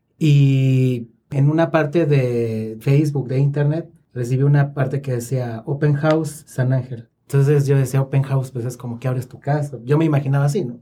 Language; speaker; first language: Spanish; native; Spanish